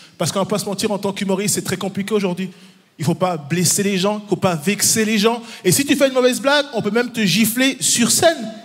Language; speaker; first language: French; early bilingual, other home language; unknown